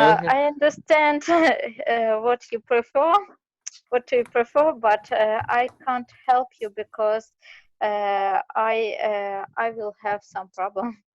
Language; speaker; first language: English; non-native, learner; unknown